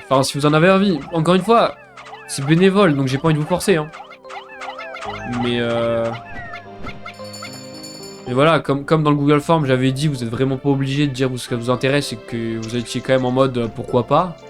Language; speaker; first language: French; native; French